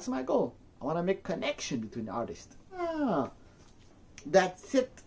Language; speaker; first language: English; non-native, fluent; French